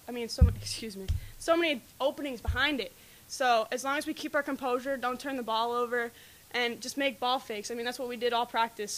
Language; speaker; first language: English; native; English